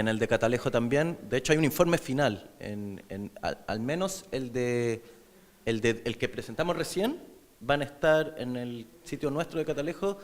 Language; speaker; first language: Spanish; native; Spanish